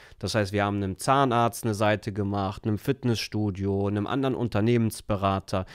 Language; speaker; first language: German; early bilingual, other home language; Turkish